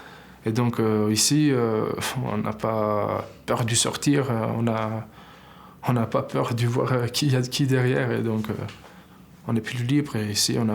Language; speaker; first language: French; non-native, learner; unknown